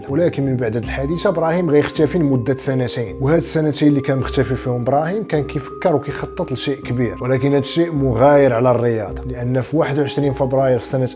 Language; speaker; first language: Arabic; native; Arabic